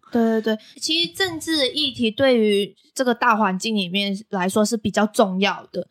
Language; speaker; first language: Chinese; non-native, local second language; Cantonese